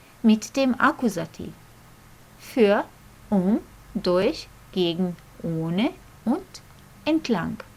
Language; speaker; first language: German; non-native, fluent; Croatian